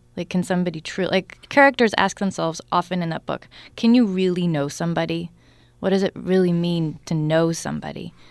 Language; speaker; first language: English; native; English